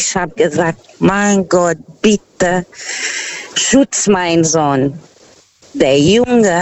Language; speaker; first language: German; non-native, fluent; Portuguese